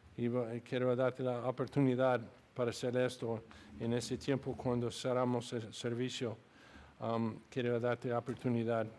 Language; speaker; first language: Spanish; non-native, learner; English